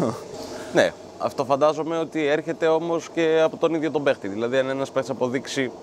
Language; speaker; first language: Greek; native; Greek